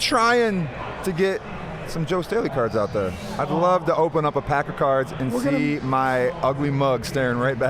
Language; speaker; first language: English; native; English